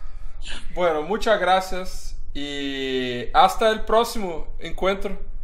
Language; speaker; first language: Spanish; non-native, fluent; Portuguese